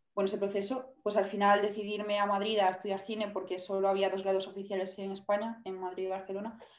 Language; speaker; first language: Spanish; native; Spanish